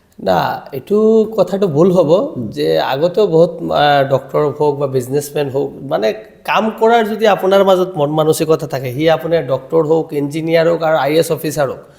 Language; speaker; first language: Assamese; non-native, local second language; Bangla